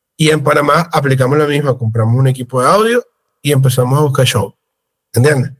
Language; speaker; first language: Spanish; native; Spanish